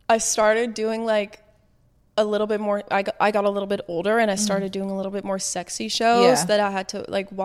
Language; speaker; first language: English; non-native, fluent; Dutch